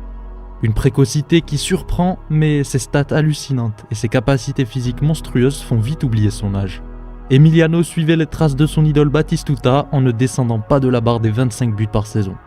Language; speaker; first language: French; native; French